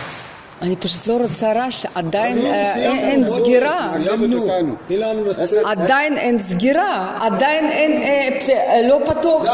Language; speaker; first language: Hebrew; non-native, fluent; Russian